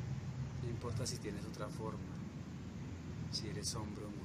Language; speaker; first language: Spanish; native; Spanish